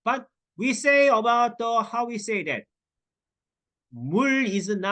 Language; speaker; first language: English; non-native, learner; Korean